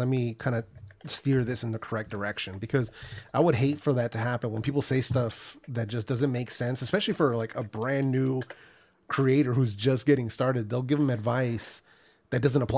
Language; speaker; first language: English; early bilingual, other home language; Spanish